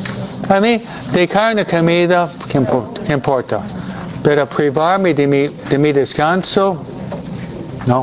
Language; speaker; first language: Spanish; non-native, fluent; English